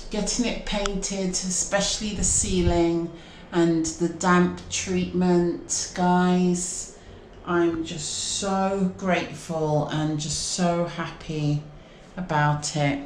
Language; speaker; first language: English; native; English